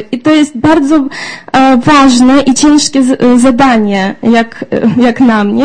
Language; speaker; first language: Polish; non-native, fluent; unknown